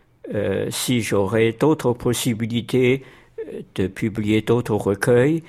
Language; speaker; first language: French; non-native, fluent; Chinese